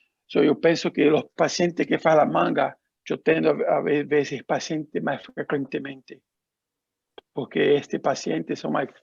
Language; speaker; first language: Spanish; non-native, learner; Portuguese